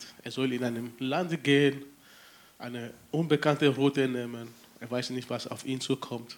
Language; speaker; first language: German; non-native, fluent; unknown